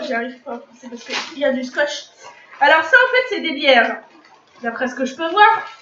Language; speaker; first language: French; native; French